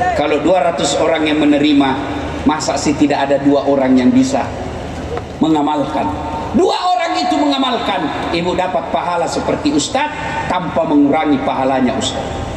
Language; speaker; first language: Indonesian; non-native, local second language; Buginese